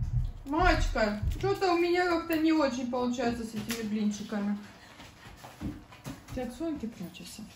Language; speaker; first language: Russian; native; Russian